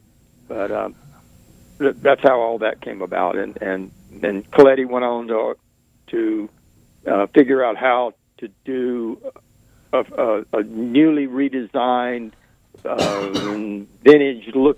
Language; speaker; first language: English; native; English